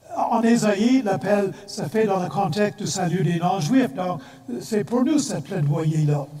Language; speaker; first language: French; non-native, fluent; English